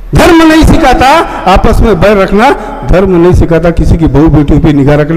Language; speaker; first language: Hindi; non-native, local second language; Marathi